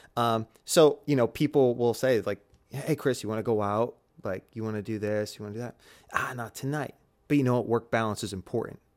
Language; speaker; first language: English; native; English